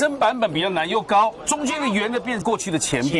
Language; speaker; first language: Chinese; native; Chinese